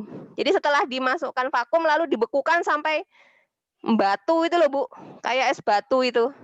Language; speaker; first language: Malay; non-native, local second language; Javanese